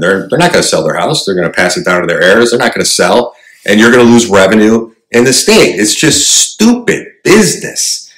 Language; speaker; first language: English; native; English